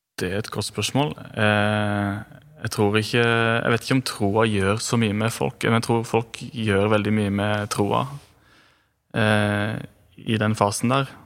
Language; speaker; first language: Norwegian; native; Norwegian